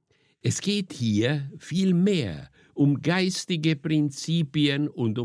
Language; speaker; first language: German; native; German